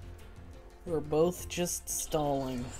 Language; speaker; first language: English; native; English